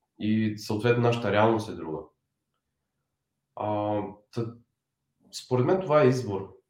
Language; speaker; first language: Bulgarian; native; Bulgarian